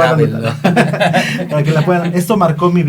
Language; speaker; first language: Spanish; native; Spanish